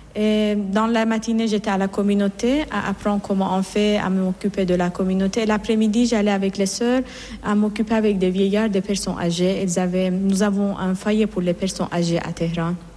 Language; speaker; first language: French; non-native, fluent; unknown